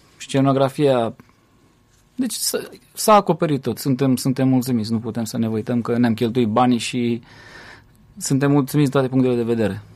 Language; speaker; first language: Romanian; native; Romanian